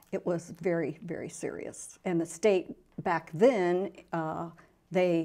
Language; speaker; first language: English; native; English